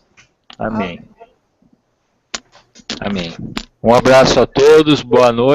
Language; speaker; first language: Portuguese; native; Portuguese